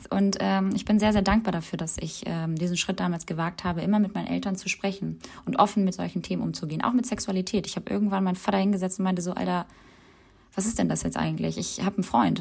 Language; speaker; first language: German; early bilingual, other home language; Albanian